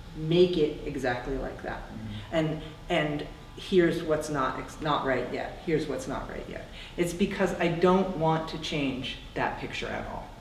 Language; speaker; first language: English; native; English